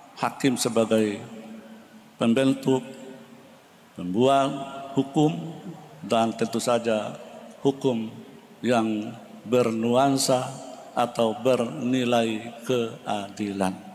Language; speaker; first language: Indonesian; non-native, local second language; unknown